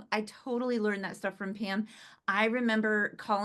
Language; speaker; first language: English; native; English